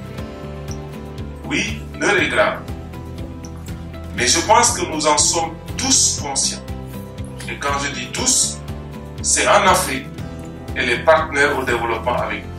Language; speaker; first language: French; non-native, local second language; Wolof